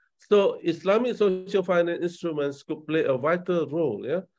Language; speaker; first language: English; non-native, local second language; Malay